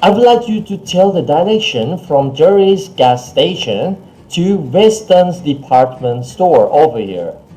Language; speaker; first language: English; non-native, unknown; Thai